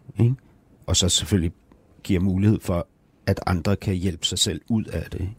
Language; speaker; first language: Danish; native; Danish